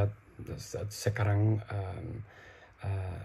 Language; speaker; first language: Indonesian; non-native, learner; English